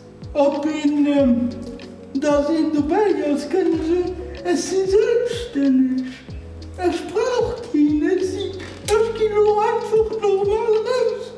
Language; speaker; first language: German; non-native, local second language; Luxembourgish